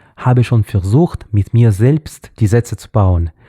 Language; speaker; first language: German; non-native, learner; Russian